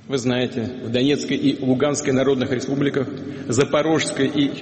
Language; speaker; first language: Russian; native; Russian